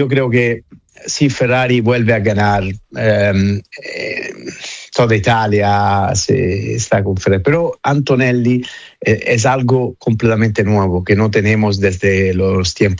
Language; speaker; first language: Spanish; non-native, fluent; Italian